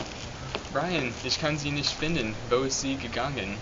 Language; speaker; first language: German; non-native, learner; English